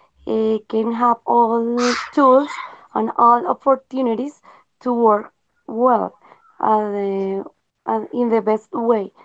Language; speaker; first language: English; non-native, learner; Spanish